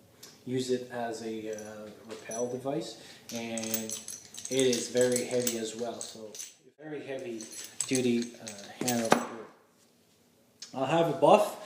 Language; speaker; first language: English; non-native, fluent; French